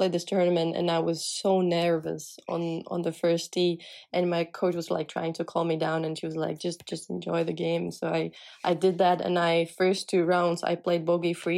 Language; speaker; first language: English; non-native, fluent; Czech